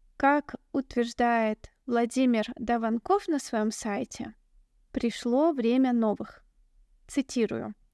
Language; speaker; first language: Russian; native; Russian